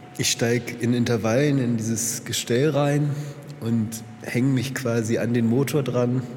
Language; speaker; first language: German; native; German